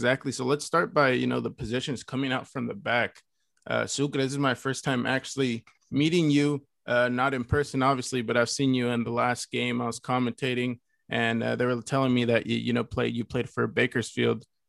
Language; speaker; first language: English; early bilingual, other home language; Spanish